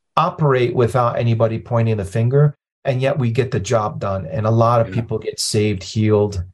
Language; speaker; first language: English; early bilingual, other home language; Arabic